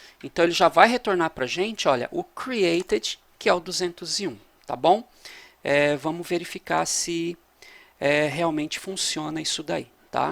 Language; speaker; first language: Portuguese; native; Portuguese